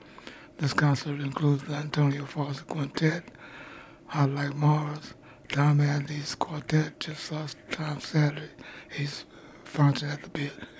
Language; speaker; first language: English; native; English